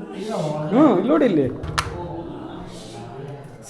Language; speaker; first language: Kannada; native; Kannada